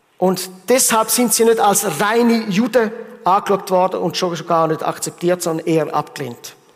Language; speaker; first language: German; early bilingual, heritage; German